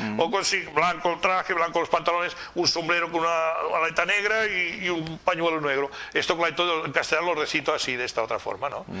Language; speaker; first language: Spanish; non-native, local second language; Catalan